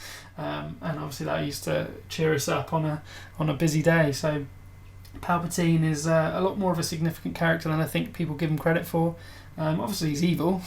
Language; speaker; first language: English; native; English